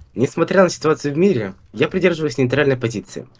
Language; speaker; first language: Russian; native; Russian